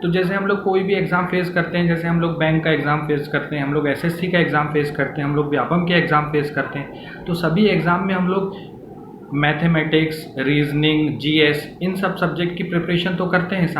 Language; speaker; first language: Hindi; native; Hindi